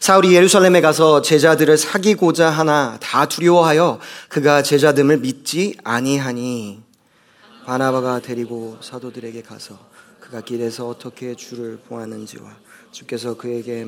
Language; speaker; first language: Korean; native; Korean